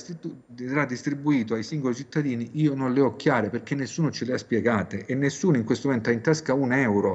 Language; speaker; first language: Italian; native; Italian